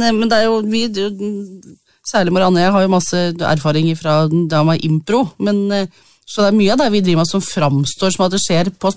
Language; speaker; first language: Norwegian; native; Norwegian